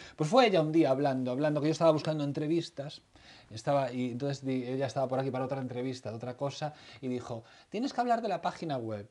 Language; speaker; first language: Spanish; native; Spanish